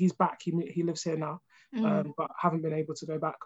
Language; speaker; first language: English; early bilingual, other home language; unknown